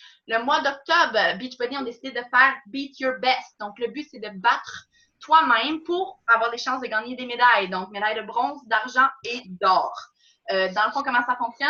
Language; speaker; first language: French; native; French